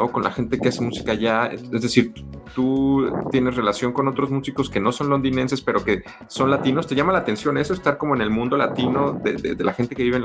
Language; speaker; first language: Spanish; native; Spanish